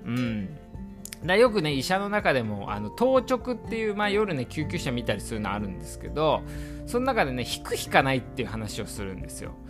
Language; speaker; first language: Japanese; native; Japanese